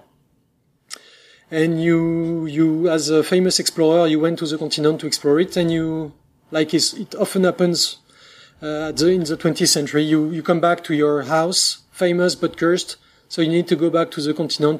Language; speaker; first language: English; non-native, fluent; French